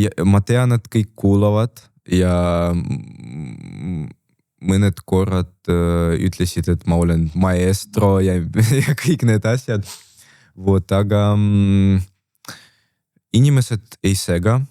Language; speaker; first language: Estonian; non-native, local second language; Russian